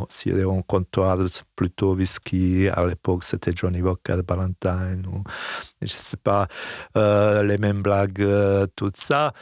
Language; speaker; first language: French; non-native, fluent; Bosnian